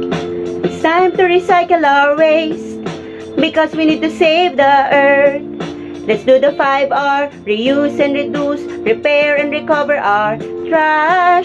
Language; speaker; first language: English; non-native, local second language; Filipino